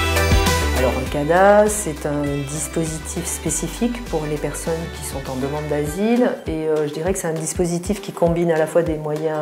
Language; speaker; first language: French; native; French